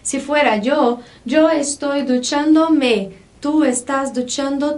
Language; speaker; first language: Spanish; non-native, fluent; Portuguese